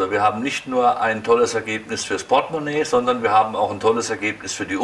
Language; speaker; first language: German; native; German